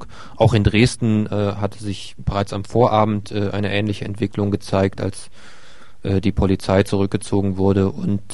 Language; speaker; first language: German; native; German